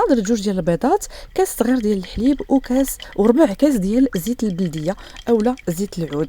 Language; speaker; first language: Arabic; native; Arabic